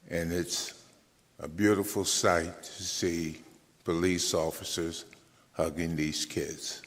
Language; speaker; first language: English; native; English